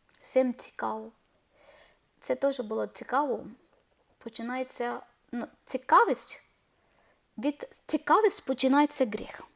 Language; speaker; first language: Ukrainian; non-native, learner; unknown